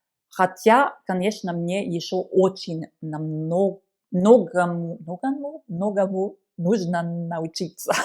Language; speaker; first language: Russian; non-native, learner; German